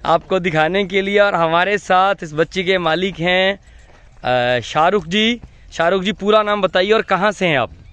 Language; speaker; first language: Hindi; non-native, local second language; Punjabi